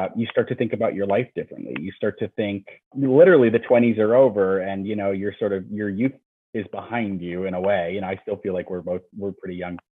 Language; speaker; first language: English; native; English